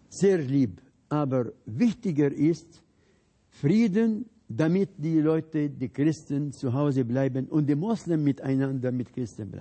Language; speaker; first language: German; non-native, fluent; Arabic